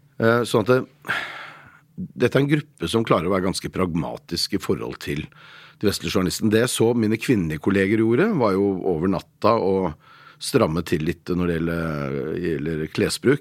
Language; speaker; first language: Norwegian; native; Norwegian